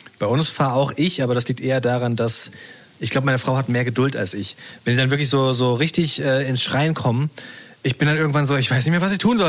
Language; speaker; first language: German; native; German